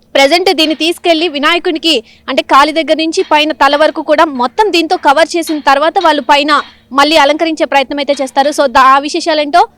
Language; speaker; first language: Telugu; native; Telugu